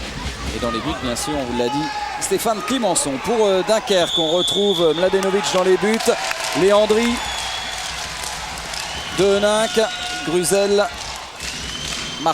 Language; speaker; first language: French; native; French